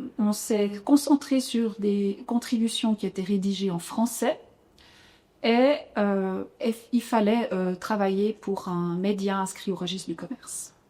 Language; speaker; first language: French; native; French